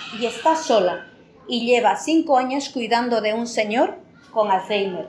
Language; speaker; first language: Spanish; native; Spanish